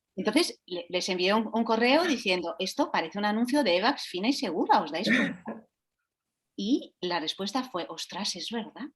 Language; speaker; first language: Spanish; native; Spanish